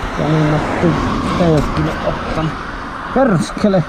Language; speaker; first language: Finnish; native; Finnish